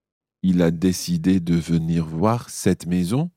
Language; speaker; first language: French; non-native, fluent; English